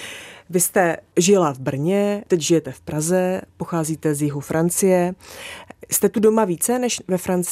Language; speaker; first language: Czech; native; Czech